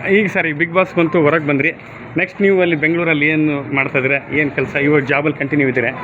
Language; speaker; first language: Kannada; native; Kannada